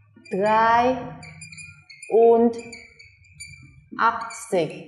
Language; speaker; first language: German; non-native, learner; Vietnamese